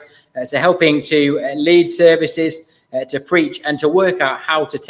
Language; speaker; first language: English; native; English